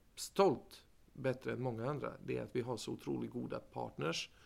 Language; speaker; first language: Swedish; native; Swedish